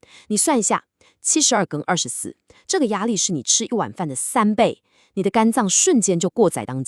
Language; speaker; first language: Chinese; native; Chinese